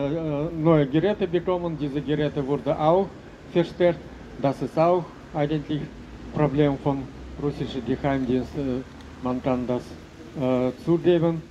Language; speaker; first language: German; non-native, learner; Russian